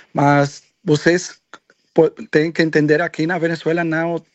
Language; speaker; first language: Portuguese; non-native, learner; Spanish